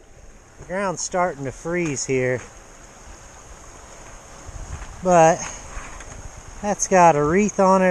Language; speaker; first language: English; native; English